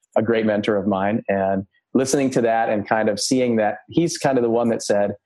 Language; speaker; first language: English; early bilingual, other home language; Croatian